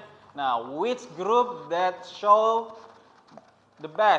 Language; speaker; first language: English; non-native, learner; Indonesian